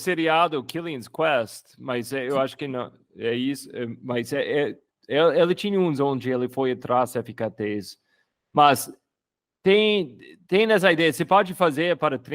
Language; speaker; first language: Portuguese; non-native, fluent; English